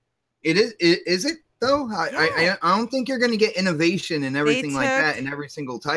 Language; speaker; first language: English; native; English